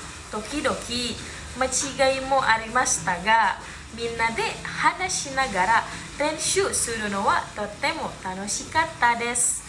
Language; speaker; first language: Japanese; non-native, learner; Indonesian